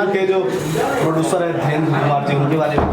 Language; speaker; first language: Hindi; native; Hindi